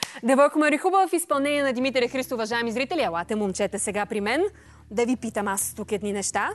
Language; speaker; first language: Bulgarian; native; Bulgarian